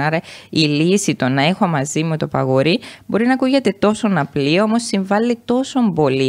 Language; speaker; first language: Greek; native; Greek